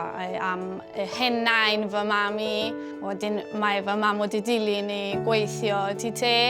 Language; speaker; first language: Welsh; early bilingual, heritage; Spanish